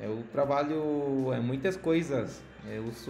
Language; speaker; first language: Portuguese; non-native, learner; Spanish